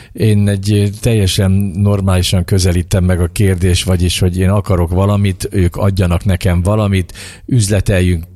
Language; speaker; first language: Hungarian; native; Hungarian